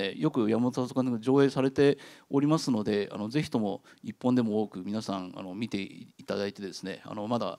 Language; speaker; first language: Japanese; native; Japanese